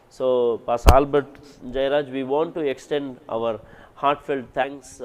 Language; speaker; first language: English; non-native, local second language; Kannada